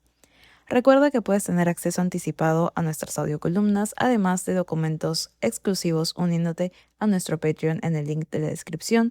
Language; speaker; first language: Spanish; native; Spanish